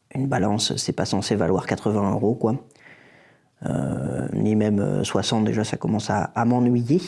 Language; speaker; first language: French; native; French